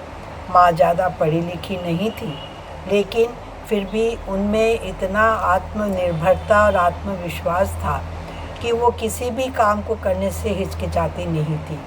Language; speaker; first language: Hindi; native; Hindi